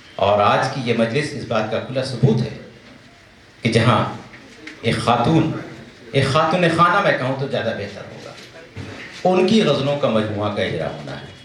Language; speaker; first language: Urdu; native; Urdu